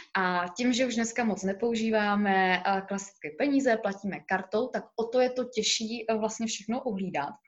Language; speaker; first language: Czech; native; Czech